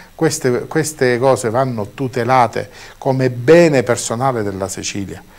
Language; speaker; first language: Italian; native; Italian